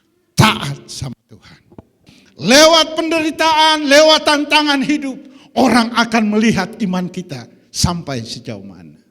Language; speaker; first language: Indonesian; native; Indonesian